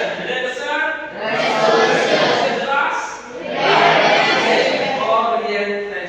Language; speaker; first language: English; non-native, learner; Indonesian